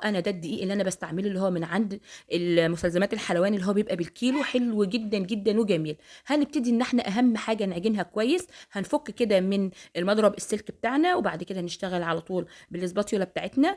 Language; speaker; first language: Arabic; native; Arabic